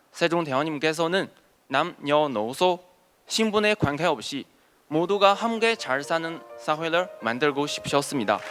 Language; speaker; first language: Korean; non-native, fluent; Chinese